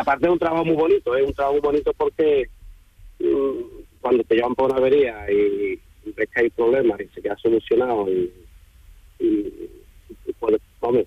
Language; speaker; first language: Spanish; native; Spanish